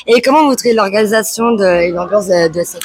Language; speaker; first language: French; native; French